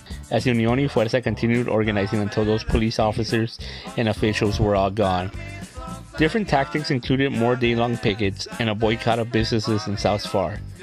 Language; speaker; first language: English; native; English